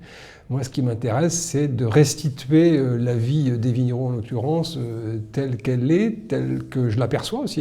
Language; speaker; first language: French; native; French